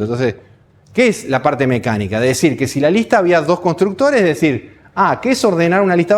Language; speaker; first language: Spanish; native; Spanish